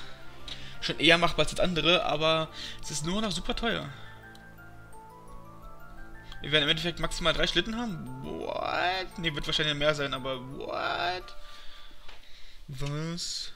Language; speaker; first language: German; native; German